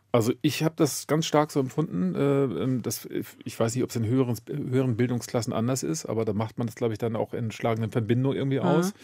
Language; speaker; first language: German; native; German